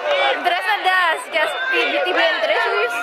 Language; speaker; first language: Russian; non-native, learner; Indonesian